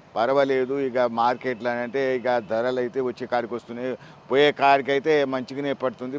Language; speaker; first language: Telugu; non-native, local second language; Lambadi